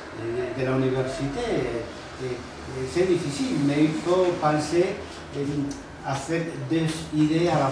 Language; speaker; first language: French; non-native, fluent; Spanish